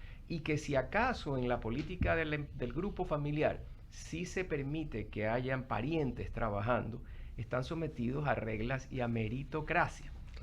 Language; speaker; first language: Spanish; native; Spanish